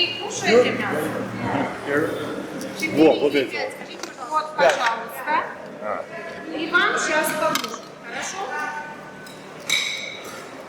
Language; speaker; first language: Russian; non-native, local second language; Ukrainian